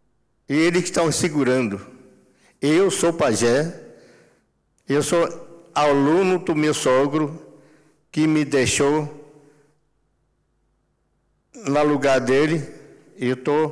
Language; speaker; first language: Portuguese; non-native, local second language; Yanomámi